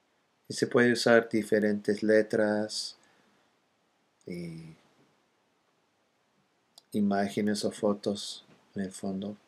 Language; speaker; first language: Spanish; non-native, fluent; English